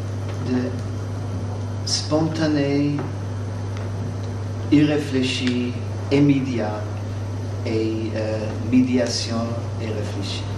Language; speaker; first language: French; non-native, fluent; English